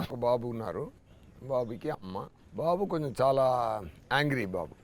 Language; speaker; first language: Telugu; non-native, fluent; Tamil